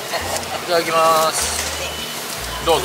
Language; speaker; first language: Japanese; native; Japanese